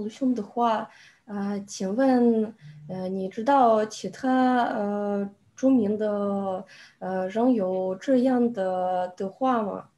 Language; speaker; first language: Chinese; non-native, learner; Russian